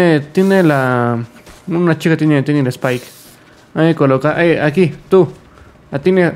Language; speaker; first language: Spanish; native; Spanish